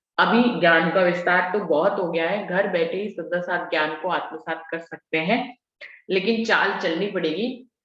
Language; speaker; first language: Hindi; native; Hindi